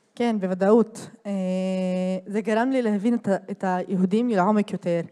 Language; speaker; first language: Hebrew; non-native, local second language; Arabic